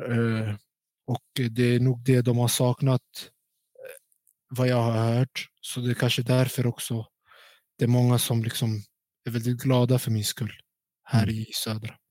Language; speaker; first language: Swedish; early bilingual, other home language; Central Kurdish